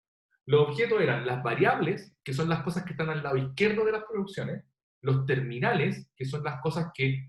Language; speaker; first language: Spanish; native; Spanish